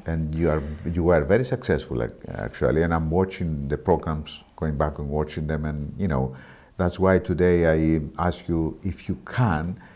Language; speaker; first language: English; non-native, fluent; Greek